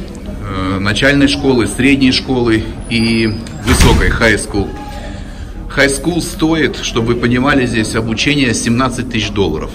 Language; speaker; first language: Russian; native; Russian